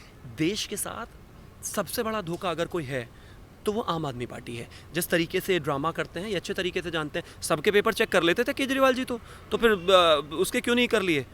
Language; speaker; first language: Hindi; native; Hindi